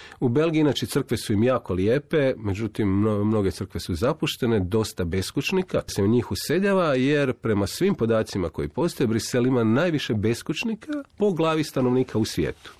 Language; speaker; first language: Croatian; native; Croatian